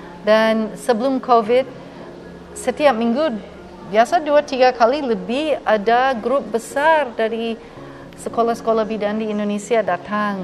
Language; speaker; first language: Indonesian; non-native, fluent; English